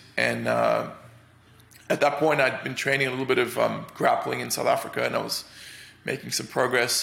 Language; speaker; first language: English; native; English